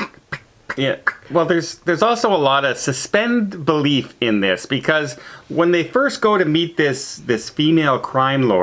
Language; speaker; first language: English; native; English